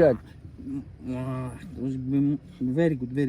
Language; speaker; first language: English; non-native, learner; Tajik